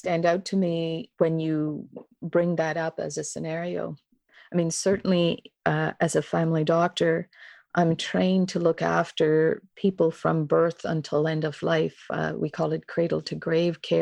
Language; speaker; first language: English; non-native, local second language; Tamil